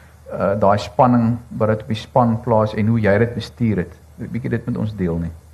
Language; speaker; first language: Afrikaans; native; Afrikaans